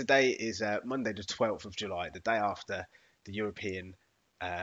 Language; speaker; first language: English; native; English